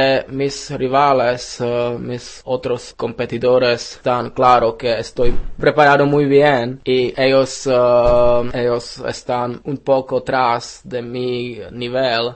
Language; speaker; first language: Spanish; non-native, learner; Czech